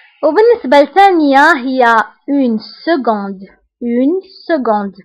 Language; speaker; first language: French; non-native, local second language; Arabic